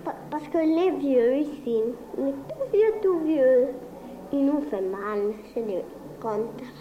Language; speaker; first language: French; early bilingual, heritage; Spanish